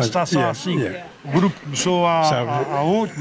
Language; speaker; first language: Portuguese; native; Portuguese